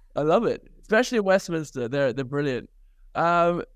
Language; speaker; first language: English; native; English